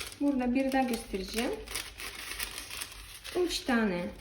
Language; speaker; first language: Turkish; non-native, learner; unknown